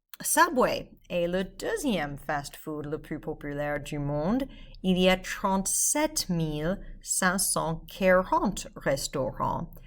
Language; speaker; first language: French; non-native, fluent; English